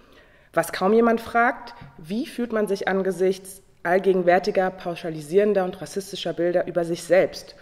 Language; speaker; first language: German; native; German